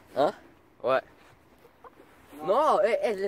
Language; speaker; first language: French; native; French